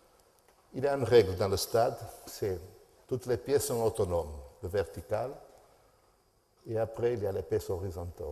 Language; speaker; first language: French; non-native, fluent; Portuguese